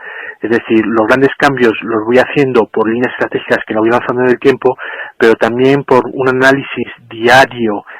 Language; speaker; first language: Spanish; native; Spanish